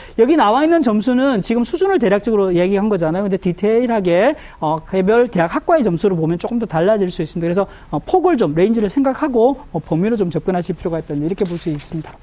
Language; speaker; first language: Korean; native; Korean